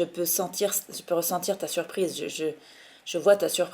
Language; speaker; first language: French; native; French